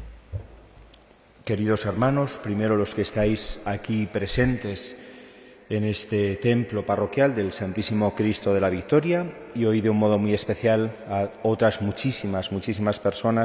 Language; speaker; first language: Spanish; native; Spanish